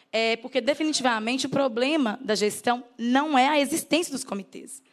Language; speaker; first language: Portuguese; native; Portuguese